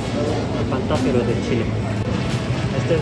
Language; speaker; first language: Spanish; non-native, learner; French